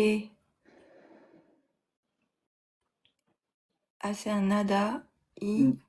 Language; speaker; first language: Spanish; non-native, learner; French